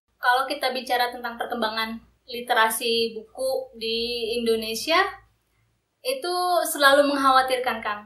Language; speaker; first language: Indonesian; native; Indonesian